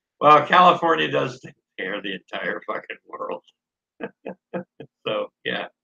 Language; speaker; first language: English; native; English